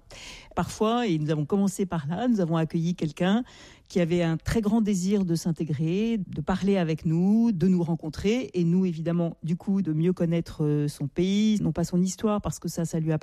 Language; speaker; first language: French; native; French